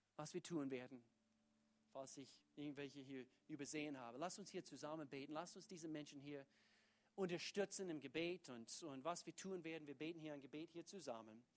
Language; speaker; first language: German; non-native, fluent; English